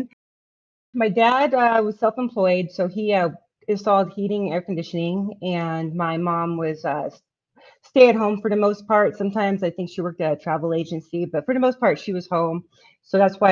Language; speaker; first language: English; native; English